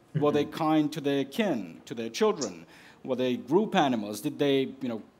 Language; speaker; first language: English; non-native, fluent; Bulgarian